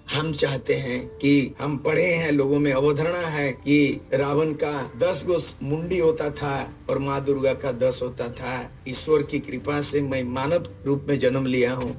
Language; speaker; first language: Hindi; non-native, local second language; Santali